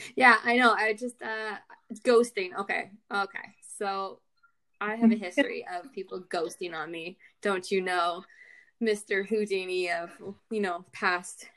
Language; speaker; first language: English; native; English